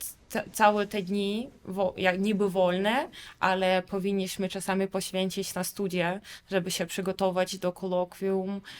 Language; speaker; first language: Polish; non-native, fluent; Russian